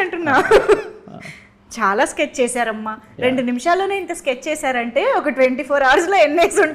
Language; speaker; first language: Telugu; native; Telugu